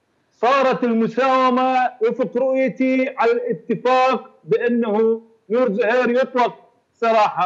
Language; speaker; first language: Arabic; native; Arabic